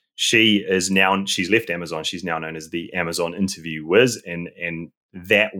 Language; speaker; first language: English; native; English